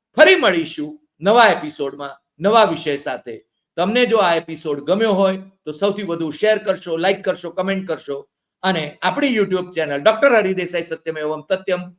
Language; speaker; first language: Gujarati; native; Gujarati